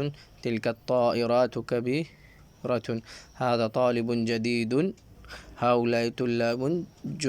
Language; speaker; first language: Arabic; non-native, fluent; Urdu